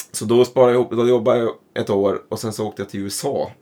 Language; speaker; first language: Swedish; native; Swedish